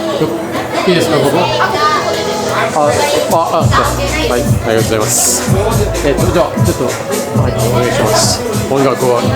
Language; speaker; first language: Japanese; non-native, learner; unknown